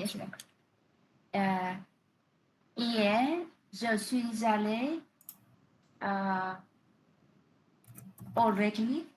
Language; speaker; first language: French; non-native, learner; Vietnamese